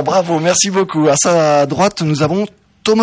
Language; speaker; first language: French; native; French